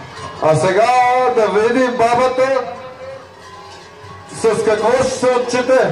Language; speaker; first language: Bulgarian; native; Bulgarian